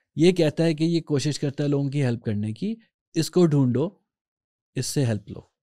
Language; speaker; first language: Urdu; native; Urdu